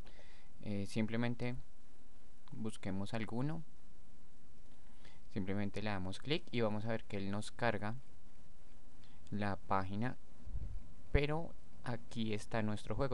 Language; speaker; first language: Spanish; native; Spanish